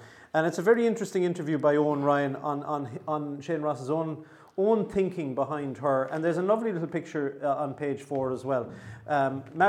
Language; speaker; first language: English; native; English